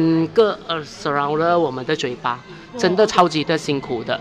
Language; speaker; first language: Chinese; native; Chinese